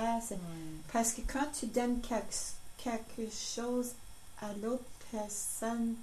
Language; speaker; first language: French; non-native, local second language; English